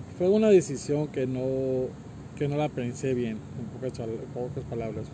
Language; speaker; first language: Spanish; early bilingual, heritage; Spanish